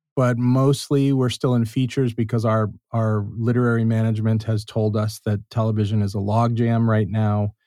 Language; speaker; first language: English; native; English